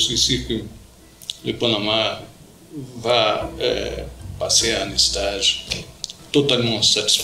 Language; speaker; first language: French; non-native, fluent; Portuguese